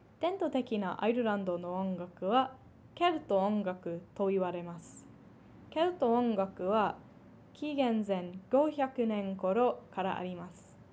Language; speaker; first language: Japanese; non-native, fluent; English